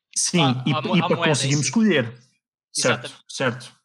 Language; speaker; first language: Portuguese; native; Portuguese